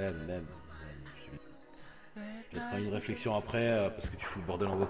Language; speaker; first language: French; native; French